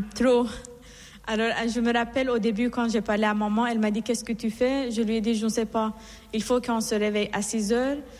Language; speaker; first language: French; non-native, fluent; Persian